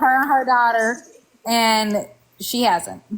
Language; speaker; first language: English; native; English